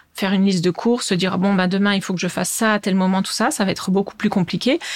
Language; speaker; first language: French; native; French